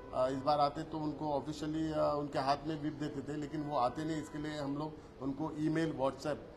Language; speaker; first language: Hindi; non-native, local second language; Marathi